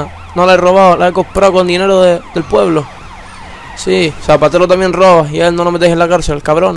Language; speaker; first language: Spanish; native; Spanish